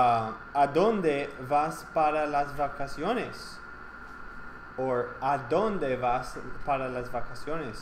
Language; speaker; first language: Spanish; non-native, fluent; English